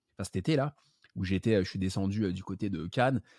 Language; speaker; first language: French; native; French